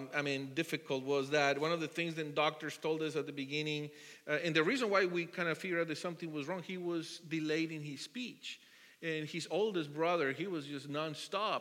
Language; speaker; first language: English; non-native, fluent; Spanish